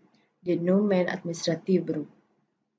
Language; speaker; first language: Dutch; non-native, fluent; Indonesian